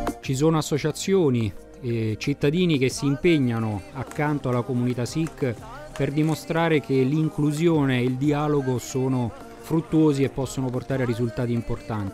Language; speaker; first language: Italian; native; Italian